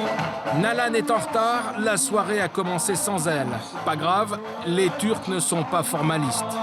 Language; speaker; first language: French; native; French